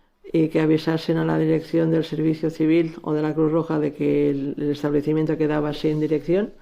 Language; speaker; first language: Spanish; native; Spanish